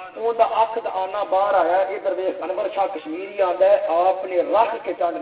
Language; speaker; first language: Urdu; non-native, local second language; Punjabi